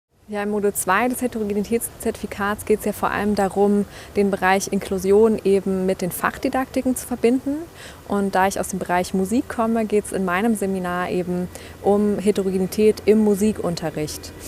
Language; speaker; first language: German; native; German